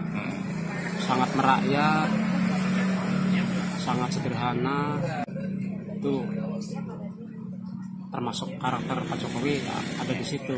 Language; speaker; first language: Indonesian; non-native, local second language; Javanese